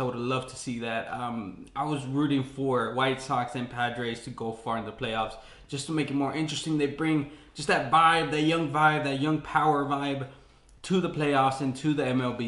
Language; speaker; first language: English; native; English